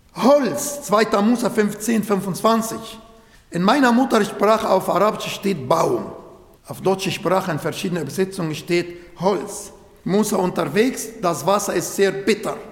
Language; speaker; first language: German; non-native, fluent; Arabic